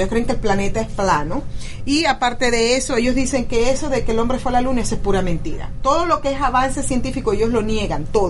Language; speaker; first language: Spanish; native; Spanish